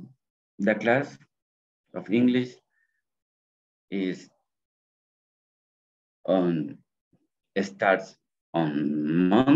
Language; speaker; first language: English; non-native, learner; Spanish